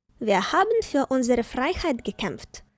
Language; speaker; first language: German; non-native, fluent; Ukrainian